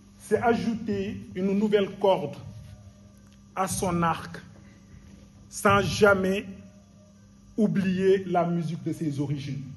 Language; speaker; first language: French; non-native, local second language; Wolof